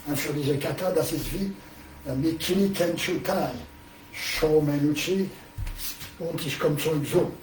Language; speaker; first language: German; non-native, learner; French